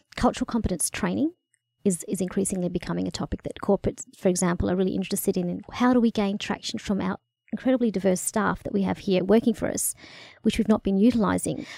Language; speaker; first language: English; early bilingual, other home language; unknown